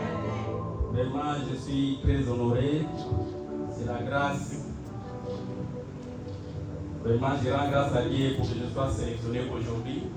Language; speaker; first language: French; non-native, local second language; Lingala